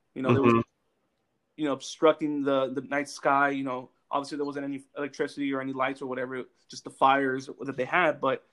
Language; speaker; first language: English; native; English